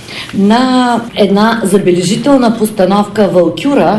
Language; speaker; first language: Bulgarian; native; Bulgarian